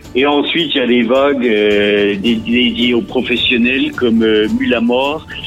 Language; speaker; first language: French; native; French